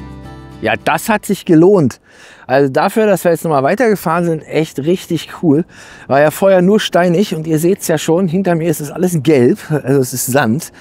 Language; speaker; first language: German; native; German